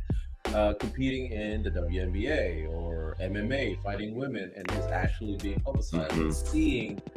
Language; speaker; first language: English; native; English